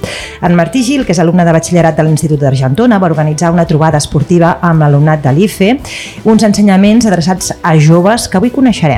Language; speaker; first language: Catalan; native; Catalan